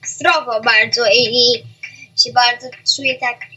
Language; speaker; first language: Polish; early bilingual, heritage; Polish